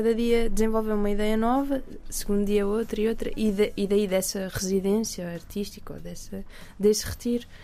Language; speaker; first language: Portuguese; native; Portuguese